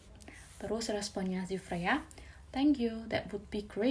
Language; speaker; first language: English; non-native, fluent; Indonesian